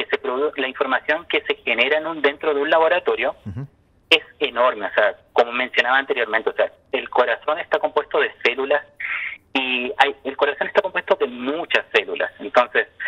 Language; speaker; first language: Spanish; native; Spanish